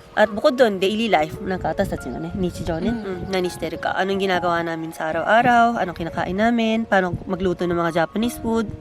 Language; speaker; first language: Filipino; early bilingual, heritage; Filipino